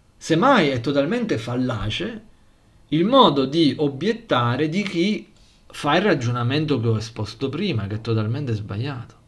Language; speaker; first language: Italian; native; Italian